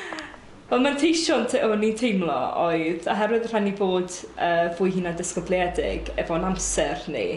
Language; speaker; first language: Welsh; native; Welsh